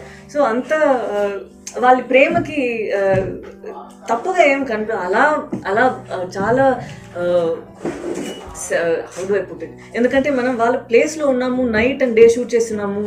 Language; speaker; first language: Telugu; non-native, fluent; Tamil